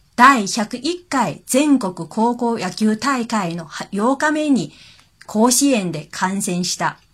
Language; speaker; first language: Japanese; non-native, fluent; Chinese